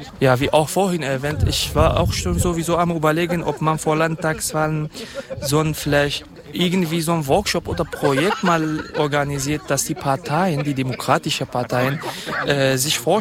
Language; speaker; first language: German; non-native, fluent; Kurdish